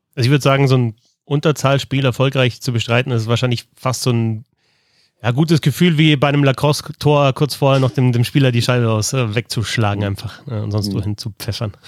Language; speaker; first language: German; native; German